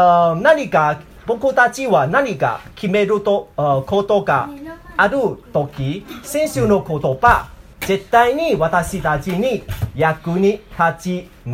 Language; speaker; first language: Japanese; non-native, learner; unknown